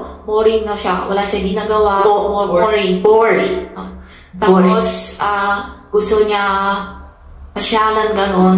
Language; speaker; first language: Filipino; non-native, learner; Chinese